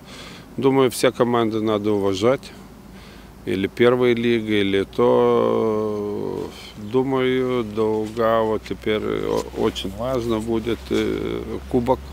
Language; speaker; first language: Russian; non-native, fluent; Lithuanian